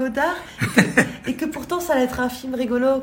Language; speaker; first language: French; native; French